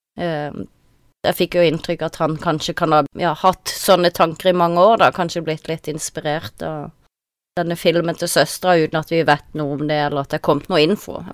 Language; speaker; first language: Norwegian; native; Norwegian